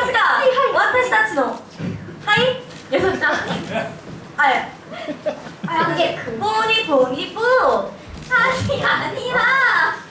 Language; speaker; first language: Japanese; non-native, learner; Korean